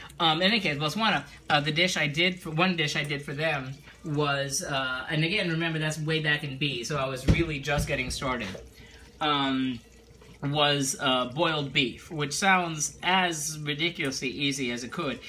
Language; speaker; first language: English; native; English